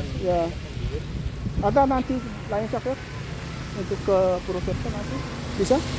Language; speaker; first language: Indonesian; non-native, learner; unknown